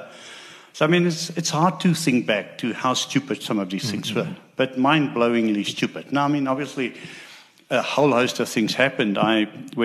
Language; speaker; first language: English; non-native, local second language; Afrikaans